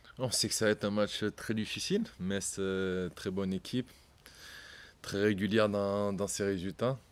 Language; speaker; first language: French; native; French